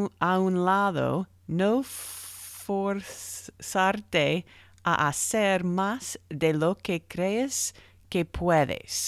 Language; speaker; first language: Spanish; non-native, learner; English